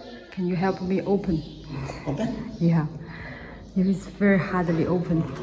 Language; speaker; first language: English; non-native, learner; Chinese